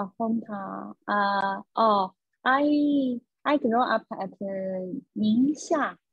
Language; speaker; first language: English; non-native, learner; Chinese